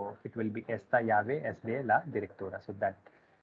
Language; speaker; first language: Spanish; non-native, fluent; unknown